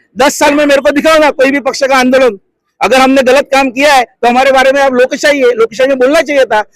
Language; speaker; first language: Hindi; non-native, local second language; Marathi